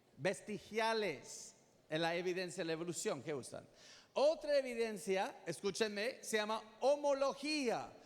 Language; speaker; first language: Spanish; non-native, fluent; English